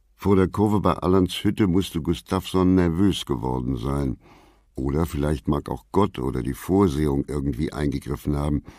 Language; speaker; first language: German; native; German